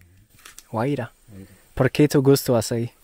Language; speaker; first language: Spanish; non-native, learner; German